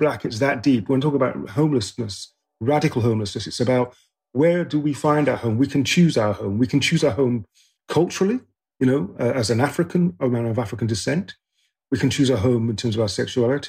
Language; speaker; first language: English; native; English